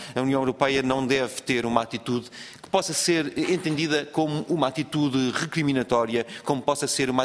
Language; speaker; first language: Portuguese; native; Portuguese